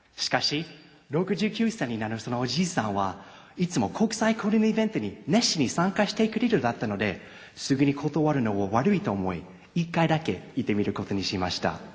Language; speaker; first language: Japanese; non-native, fluent; English